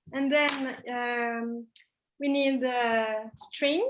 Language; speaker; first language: English; non-native, learner; French